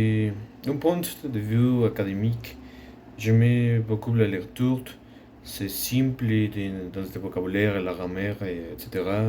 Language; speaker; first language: French; non-native, learner; Spanish